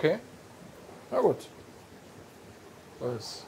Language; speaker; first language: German; native; German